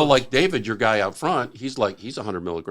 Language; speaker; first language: English; native; English